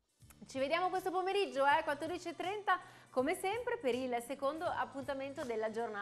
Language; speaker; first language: Italian; native; Italian